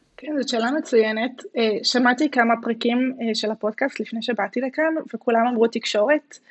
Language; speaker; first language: Hebrew; native; Hebrew